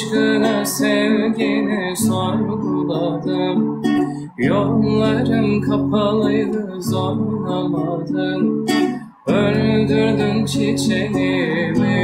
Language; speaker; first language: Turkish; native; Turkish